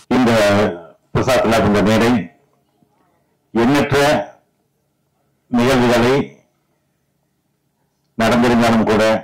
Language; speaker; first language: Tamil; native; Tamil